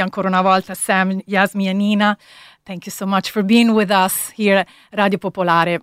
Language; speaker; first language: English; non-native, fluent; Italian